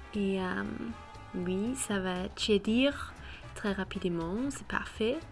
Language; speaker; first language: French; non-native, fluent; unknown